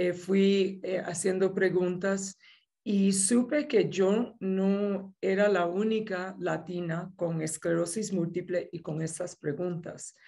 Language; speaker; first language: Spanish; native; Spanish